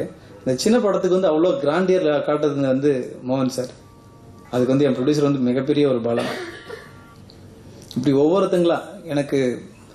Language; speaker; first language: Tamil; native; Tamil